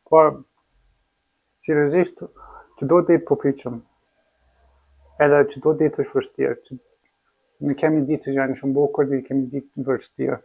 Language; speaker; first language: Albanian; non-native, learner; English